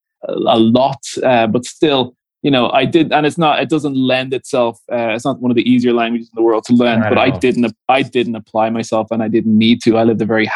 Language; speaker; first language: English; native; English